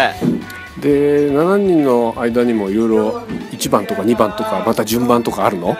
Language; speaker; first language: Japanese; native; Japanese